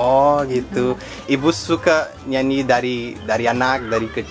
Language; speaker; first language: Indonesian; non-native, fluent; Portuguese